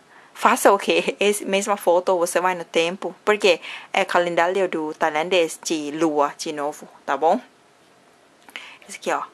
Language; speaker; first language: Portuguese; non-native, learner; Thai